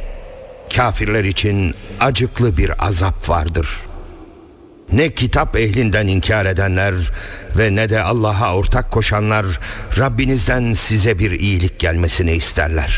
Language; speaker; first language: Turkish; native; Turkish